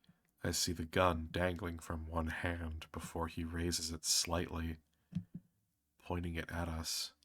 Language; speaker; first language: English; native; English